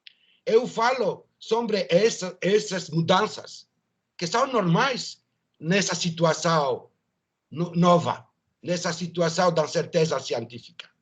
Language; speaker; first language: Portuguese; non-native, learner; French